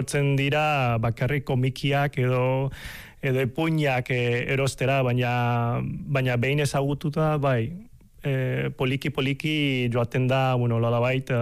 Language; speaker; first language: Basque; non-native, local second language; Spanish